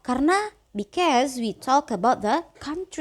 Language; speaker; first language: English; non-native, fluent; Indonesian